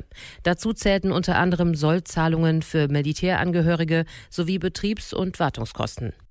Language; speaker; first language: German; native; German